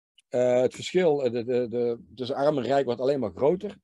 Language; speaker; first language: German; non-native, learner; Dutch